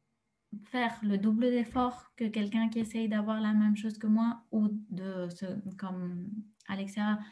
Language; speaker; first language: French; non-native, fluent; Spanish